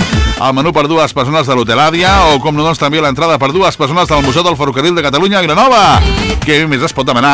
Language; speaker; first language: Catalan; native; Catalan